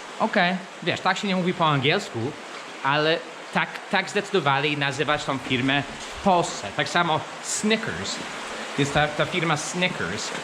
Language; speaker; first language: Polish; non-native, fluent; English